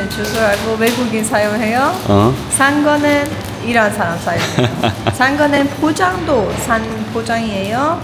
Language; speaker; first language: Korean; non-native, learner; Persian